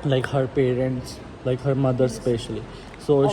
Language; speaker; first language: English; non-native, learner; Hindi